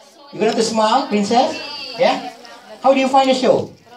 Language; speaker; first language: English; non-native, learner; Indonesian